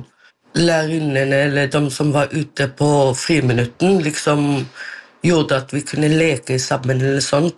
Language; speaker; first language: Norwegian; non-native, local second language; Romany